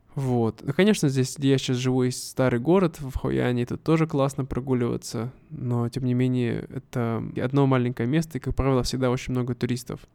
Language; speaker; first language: Russian; native; Russian